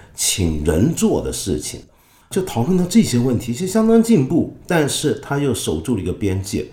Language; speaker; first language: Chinese; non-native, local second language; Cantonese